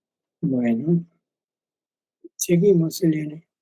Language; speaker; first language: Spanish; native; Spanish